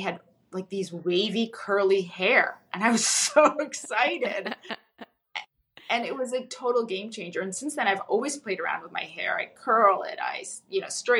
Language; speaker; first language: English; early bilingual, other home language; Russian